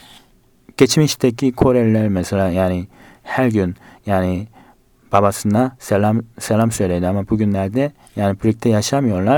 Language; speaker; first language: Turkish; non-native, fluent; Korean